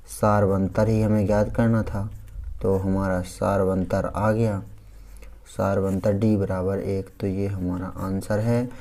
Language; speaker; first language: Hindi; native; Hindi